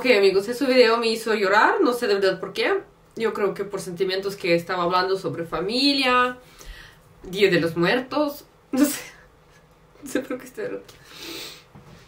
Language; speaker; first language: Spanish; non-native, fluent; Russian